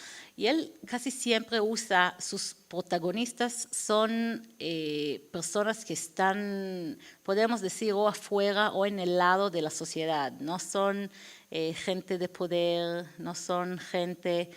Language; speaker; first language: Spanish; non-native, fluent; Hebrew